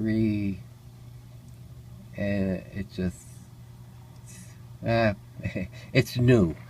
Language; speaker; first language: English; native; English